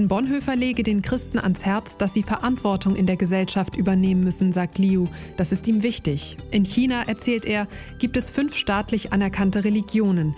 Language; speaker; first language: German; native; German